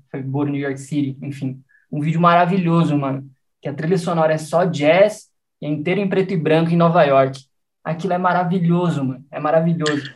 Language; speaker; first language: Portuguese; native; Portuguese